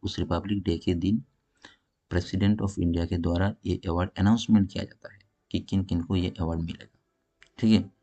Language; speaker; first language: Hindi; non-native, local second language; Bangla